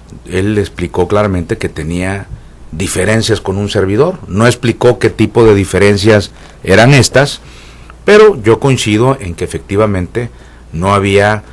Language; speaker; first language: Spanish; native; Spanish